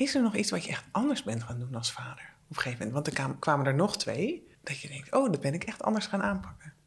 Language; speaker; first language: Dutch; native; Dutch